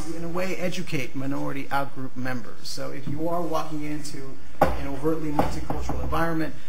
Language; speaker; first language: English; native; English